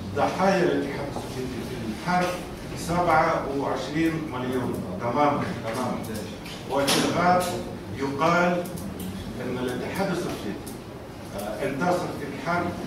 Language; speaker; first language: Arabic; non-native, fluent; Russian